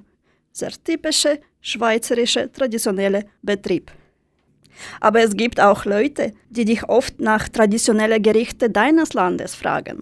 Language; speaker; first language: German; non-native, fluent; Russian